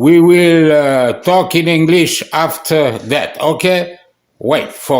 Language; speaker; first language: English; non-native, learner; French